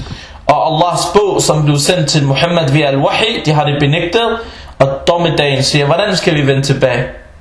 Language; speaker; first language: Danish; early bilingual, other home language; Arabic